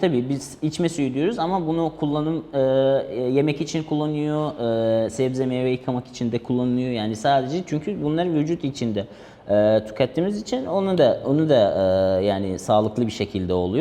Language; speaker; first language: Turkish; non-native, fluent; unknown